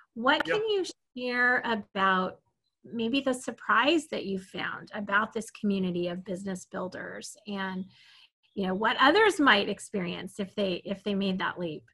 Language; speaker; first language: English; native; English